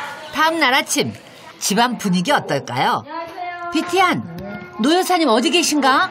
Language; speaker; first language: Korean; native; Korean